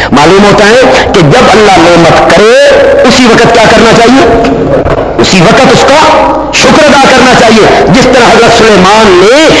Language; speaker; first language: Urdu; non-native, local second language; Punjabi